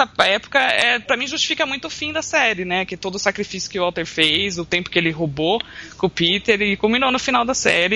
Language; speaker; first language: Portuguese; native; Portuguese